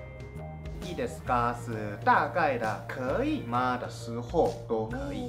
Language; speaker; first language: Chinese; non-native, fluent; Japanese